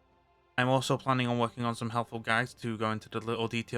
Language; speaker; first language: English; native; English